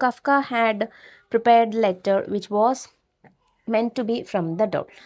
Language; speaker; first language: English; non-native, local second language; Malayalam